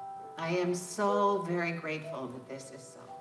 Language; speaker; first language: English; native; English